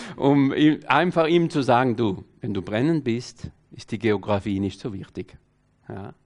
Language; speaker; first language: German; non-native, fluent; French